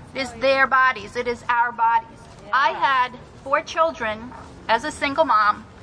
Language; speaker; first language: English; early bilingual, other home language; Spanish